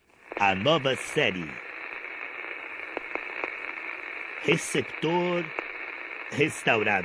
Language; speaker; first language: Portuguese; native; Portuguese